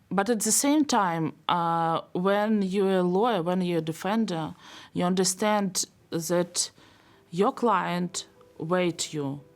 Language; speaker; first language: English; non-native, learner; Belarusian